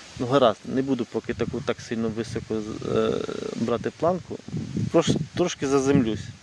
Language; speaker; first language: Ukrainian; non-native, local second language; Russian